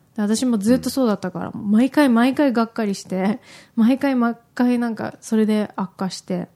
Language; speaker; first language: Japanese; native; Japanese